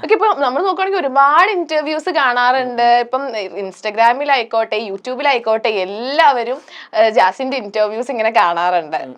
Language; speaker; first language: Malayalam; native; Malayalam